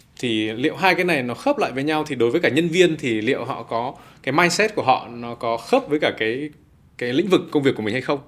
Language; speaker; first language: Vietnamese; native; Vietnamese